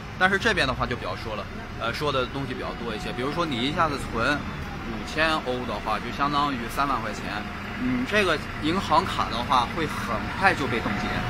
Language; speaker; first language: Chinese; native; Chinese